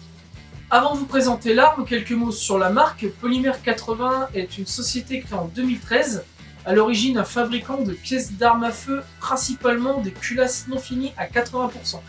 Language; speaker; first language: French; native; French